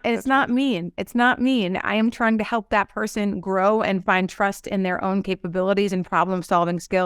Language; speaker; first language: English; native; English